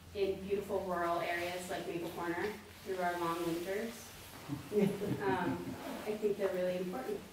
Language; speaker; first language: English; native; English